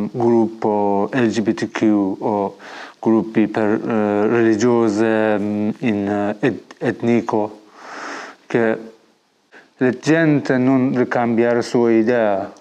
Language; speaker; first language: Italian; non-native, learner; Persian